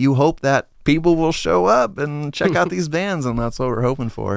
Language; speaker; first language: English; native; English